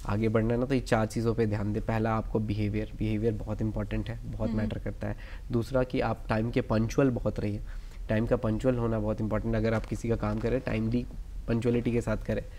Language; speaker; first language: Hindi; native; Hindi